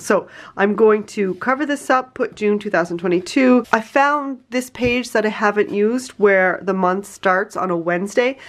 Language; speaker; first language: English; native; English